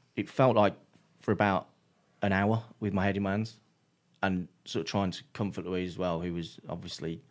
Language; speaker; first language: English; native; English